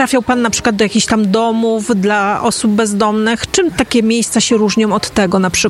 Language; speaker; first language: Polish; native; Polish